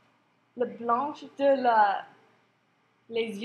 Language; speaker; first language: French; non-native, learner; English